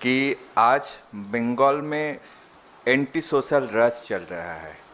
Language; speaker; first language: Hindi; non-native, local second language; Bangla